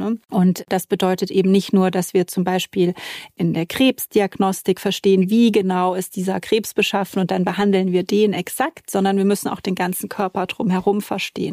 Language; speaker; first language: German; native; German